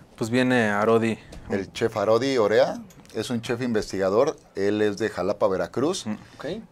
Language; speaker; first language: Spanish; native; Spanish